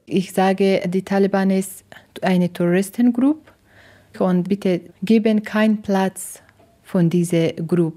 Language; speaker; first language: German; non-native, learner; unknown